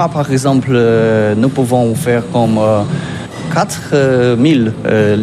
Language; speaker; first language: French; non-native, learner; Polish